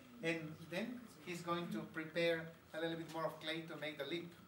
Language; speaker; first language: English; non-native, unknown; Spanish